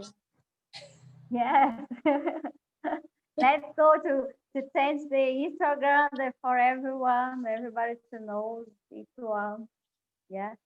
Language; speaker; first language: English; non-native, learner; Portuguese